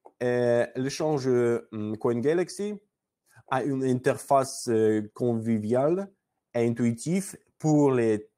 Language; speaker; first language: French; non-native, learner; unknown